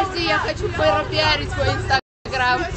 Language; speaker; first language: Russian; native; Russian